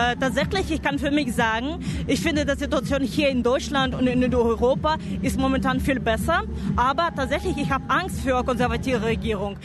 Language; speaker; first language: German; non-native, fluent; Russian